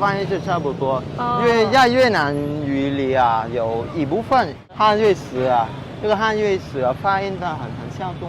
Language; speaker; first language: Chinese; non-native, fluent; Vietnamese